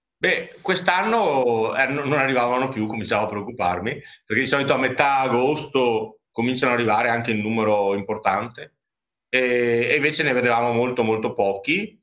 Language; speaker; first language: Italian; native; Italian